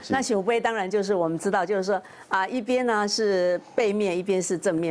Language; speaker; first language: Chinese; native; Chinese